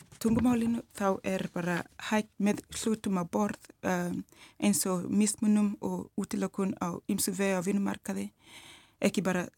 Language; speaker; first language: Icelandic; non-native, learner; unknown